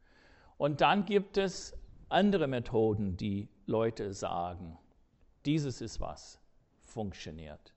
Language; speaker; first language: German; non-native, fluent; English